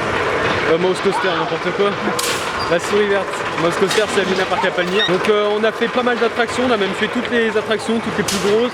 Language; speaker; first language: French; native; French